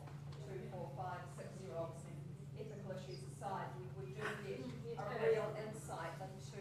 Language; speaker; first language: English; native; English